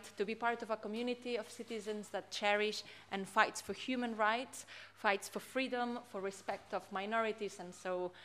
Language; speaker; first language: English; non-native, fluent; Catalan